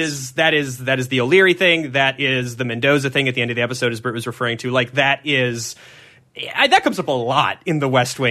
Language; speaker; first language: English; native; English